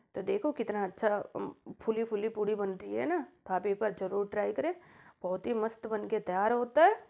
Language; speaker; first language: Hindi; native; Hindi